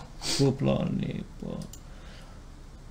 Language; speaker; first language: Finnish; native; Finnish